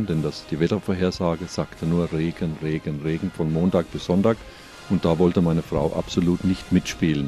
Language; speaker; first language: German; native; German